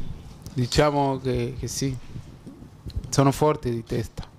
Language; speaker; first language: Italian; non-native, fluent; Spanish